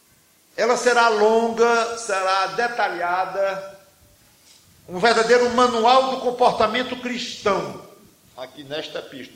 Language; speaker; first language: Portuguese; native; Portuguese